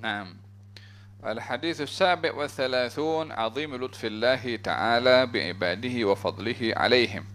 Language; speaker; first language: Arabic; non-native, fluent; Malay